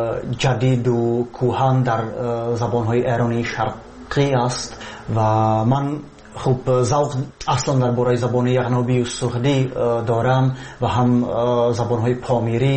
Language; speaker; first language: Persian; non-native, fluent; Slovak